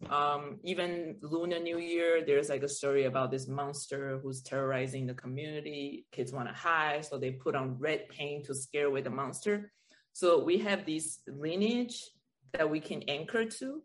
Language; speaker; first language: English; non-native, fluent; Chinese